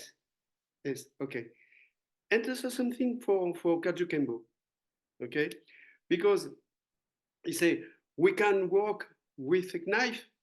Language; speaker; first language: English; non-native, learner; French